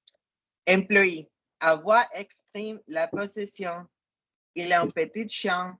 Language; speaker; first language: French; non-native, fluent; Spanish